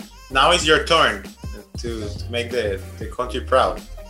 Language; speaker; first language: English; non-native, fluent; Spanish